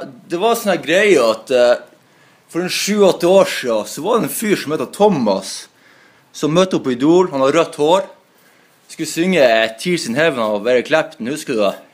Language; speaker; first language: Norwegian; native; Norwegian